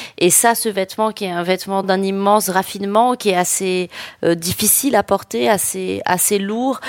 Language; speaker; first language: French; native; French